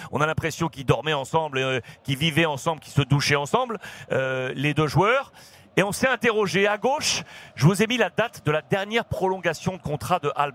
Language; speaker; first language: French; native; French